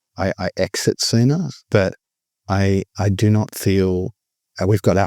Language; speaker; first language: English; native; English